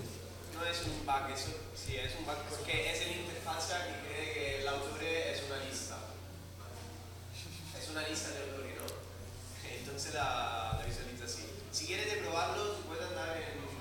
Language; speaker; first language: Spanish; non-native, learner; Italian